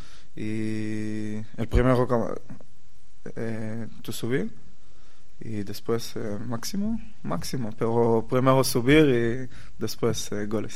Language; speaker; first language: Spanish; non-native, learner; Hebrew